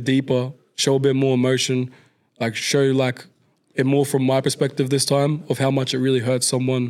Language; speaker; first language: English; native; English